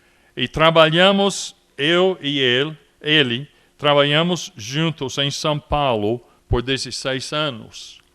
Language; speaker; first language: Portuguese; non-native, fluent; English